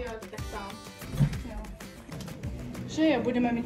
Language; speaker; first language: Czech; non-native, learner; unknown